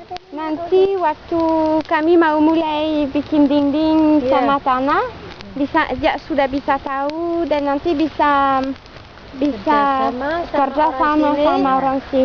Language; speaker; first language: Indonesian; non-native, fluent; French